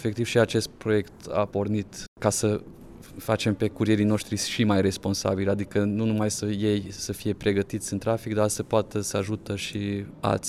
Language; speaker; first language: Romanian; non-native, local second language; Hungarian